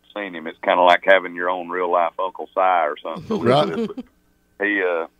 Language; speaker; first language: English; native; English